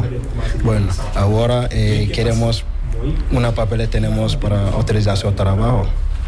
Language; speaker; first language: Spanish; non-native, learner; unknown